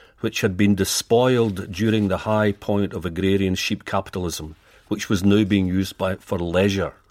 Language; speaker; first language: English; native; English